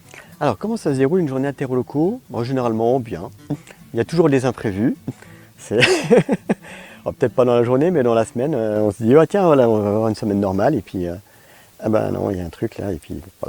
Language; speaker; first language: French; native; French